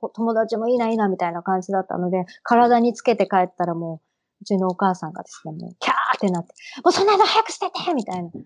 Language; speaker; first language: Japanese; native; Japanese